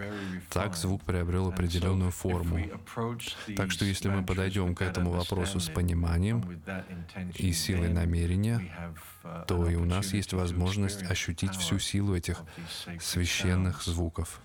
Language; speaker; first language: Russian; native; Russian